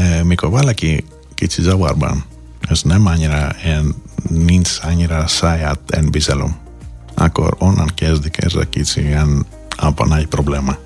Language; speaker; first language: Hungarian; non-native, fluent; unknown